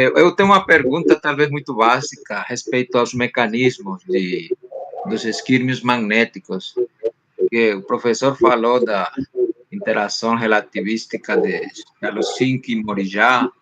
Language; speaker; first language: Portuguese; non-native, local second language; Spanish